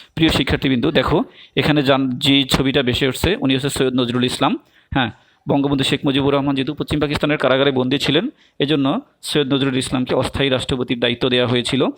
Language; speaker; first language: Bangla; native; Bangla